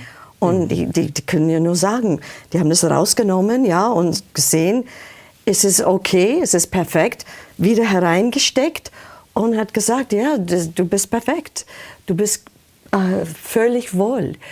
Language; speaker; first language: German; non-native, fluent; English